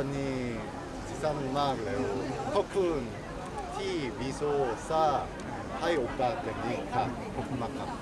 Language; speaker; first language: Thai; non-native, learner; Korean